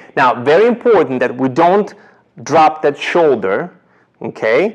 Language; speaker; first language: English; non-native, fluent; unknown